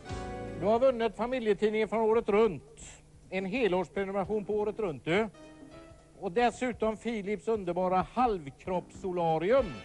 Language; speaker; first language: Swedish; native; Swedish